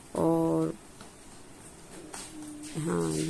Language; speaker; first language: Hindi; native; Hindi